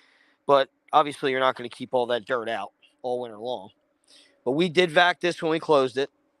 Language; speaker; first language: English; native; English